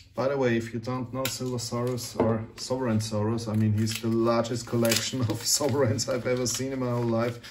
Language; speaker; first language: English; non-native, fluent; German